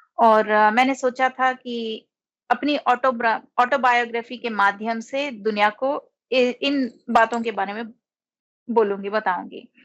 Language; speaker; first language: Hindi; non-native, local second language; Telugu